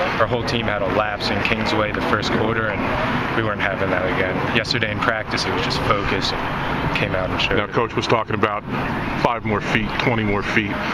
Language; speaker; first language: English; native; English